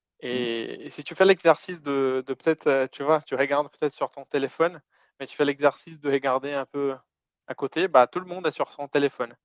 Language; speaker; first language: French; non-native, fluent; Portuguese